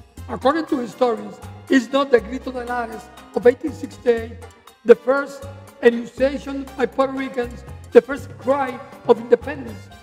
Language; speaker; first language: English; non-native, fluent; Spanish